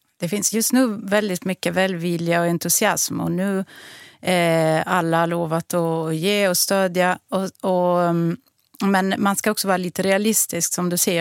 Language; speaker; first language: Swedish; non-native, fluent; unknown